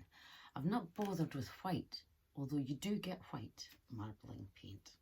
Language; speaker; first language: English; native; English